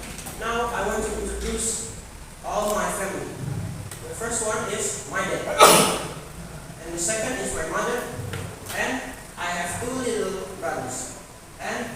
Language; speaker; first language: English; non-native, learner; Indonesian